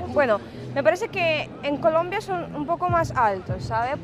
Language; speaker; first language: Spanish; early bilingual, other home language; Ukrainian